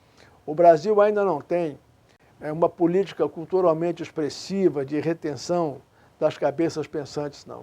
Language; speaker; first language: Portuguese; native; Portuguese